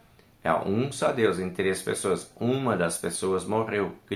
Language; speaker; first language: Portuguese; native; Portuguese